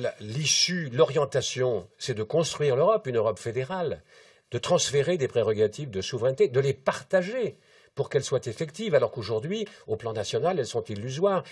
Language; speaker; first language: French; native; French